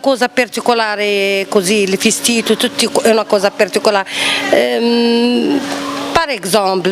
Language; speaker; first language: Italian; non-native, learner; Arabic